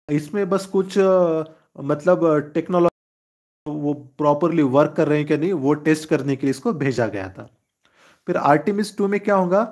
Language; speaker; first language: Hindi; non-native, local second language; Marathi